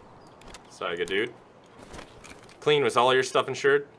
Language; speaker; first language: English; native; English